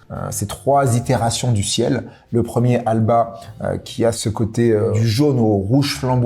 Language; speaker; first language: French; native; French